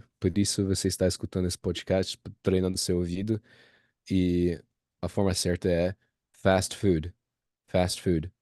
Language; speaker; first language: Portuguese; non-native, fluent; English